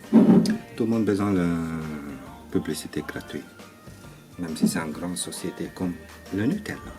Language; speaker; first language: French; non-native, learner; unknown